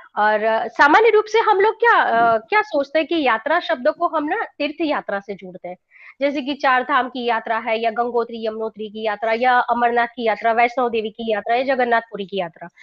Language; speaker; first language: Hindi; non-native, local second language; Gujarati